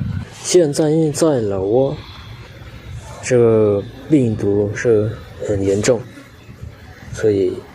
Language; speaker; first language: Chinese; non-native, fluent; Hmong